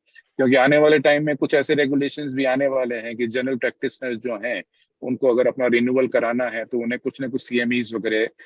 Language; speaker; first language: Hindi; native; Hindi